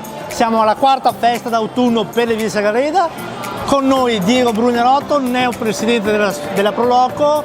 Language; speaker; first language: Italian; native; Italian